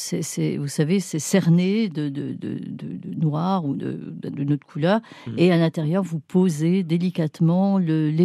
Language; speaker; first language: French; native; French